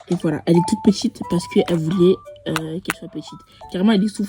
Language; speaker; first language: French; native; French